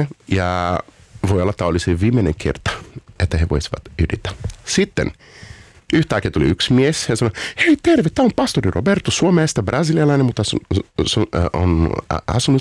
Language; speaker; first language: Finnish; non-native, learner; Portuguese